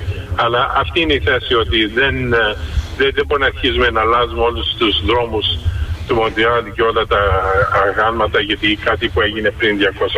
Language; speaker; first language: Greek; early bilingual, heritage; Greek